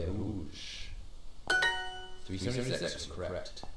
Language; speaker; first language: French; non-native, learner; English